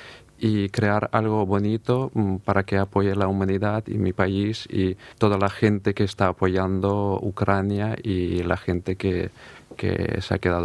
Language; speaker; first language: Spanish; non-native, fluent; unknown